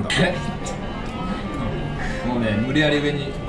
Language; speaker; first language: Japanese; native; Japanese